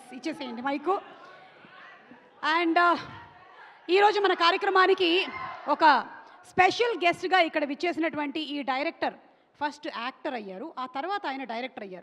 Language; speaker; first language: Telugu; native; Telugu